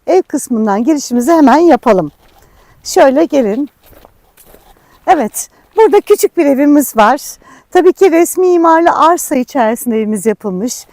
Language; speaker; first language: Turkish; native; Turkish